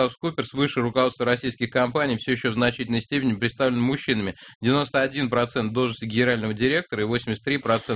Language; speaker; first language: Russian; native; Russian